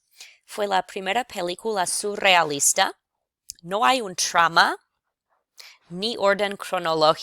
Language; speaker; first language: Spanish; non-native, fluent; English